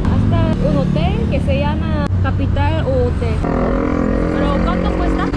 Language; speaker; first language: Spanish; non-native, learner; Korean